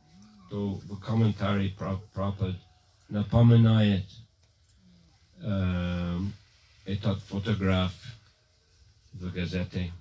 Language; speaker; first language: Russian; non-native, fluent; English